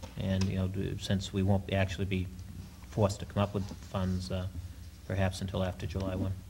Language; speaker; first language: English; native; English